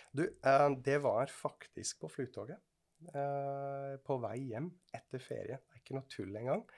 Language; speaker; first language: Norwegian; non-native, fluent; Swiss German